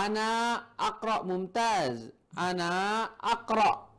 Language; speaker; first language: Arabic; non-native, fluent; Indonesian